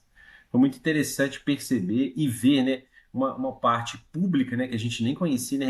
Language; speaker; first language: Portuguese; native; Portuguese